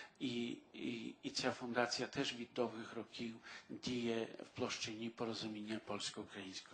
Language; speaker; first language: Ukrainian; early bilingual, heritage; Ukrainian